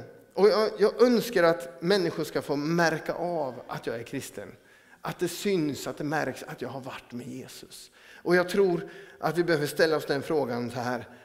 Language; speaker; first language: Swedish; native; Swedish